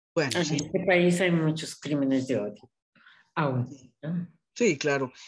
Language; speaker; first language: Spanish; native; Spanish